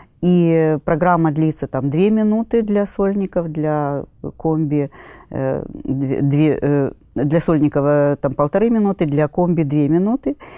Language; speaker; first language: Russian; native; Russian